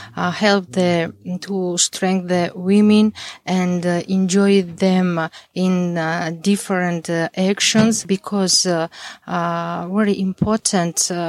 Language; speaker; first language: English; non-native, learner; Mingrelian